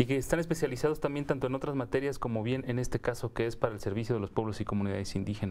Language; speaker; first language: Spanish; native; Spanish